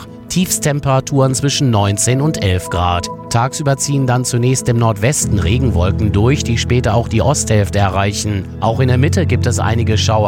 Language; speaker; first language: German; native; German